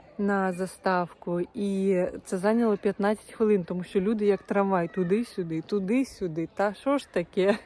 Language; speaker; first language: Ukrainian; non-native, local second language; Russian